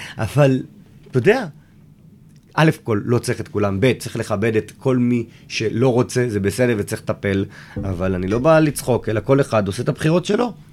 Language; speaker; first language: Hebrew; native; Hebrew